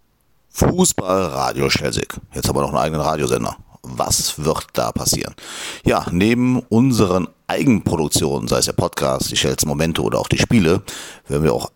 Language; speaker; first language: German; native; German